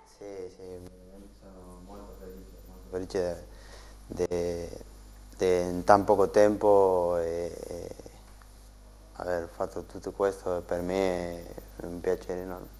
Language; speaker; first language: Italian; non-native, learner; Spanish